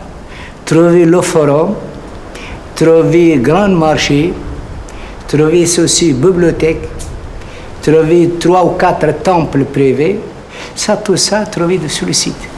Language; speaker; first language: French; non-native, learner; Arabic